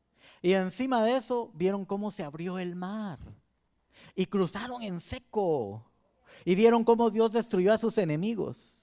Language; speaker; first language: Spanish; native; Spanish